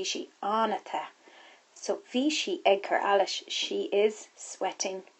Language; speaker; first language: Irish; non-native, local second language; English